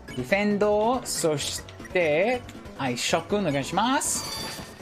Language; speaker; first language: Japanese; non-native, learner; English